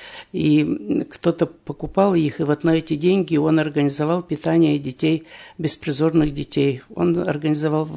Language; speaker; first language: Russian; native; Russian